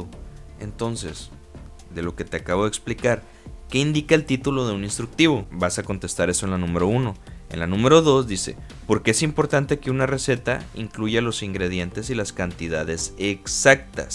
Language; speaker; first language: Spanish; native; Spanish